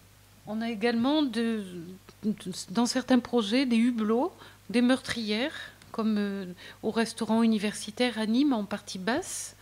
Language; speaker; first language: French; native; French